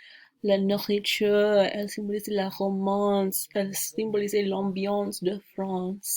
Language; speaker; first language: French; non-native, learner; English